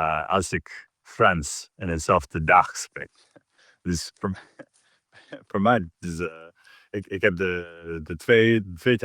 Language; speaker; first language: Dutch; non-native, learner; English